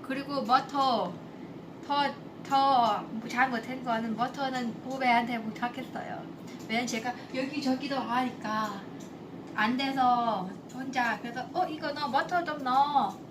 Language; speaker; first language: Korean; non-native, learner; Thai